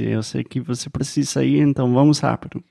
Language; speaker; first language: Portuguese; non-native, fluent; English